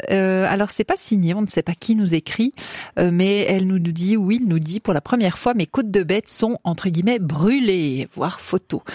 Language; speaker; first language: French; native; French